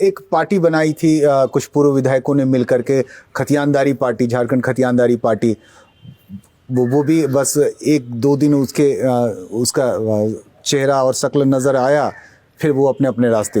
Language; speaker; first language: Hindi; native; Hindi